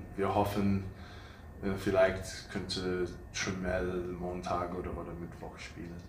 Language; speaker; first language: German; non-native, fluent; English